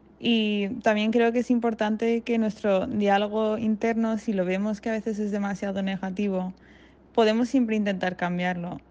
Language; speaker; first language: Spanish; early bilingual, other home language; English